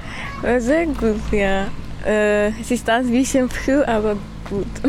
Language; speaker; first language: German; non-native, learner; Armenian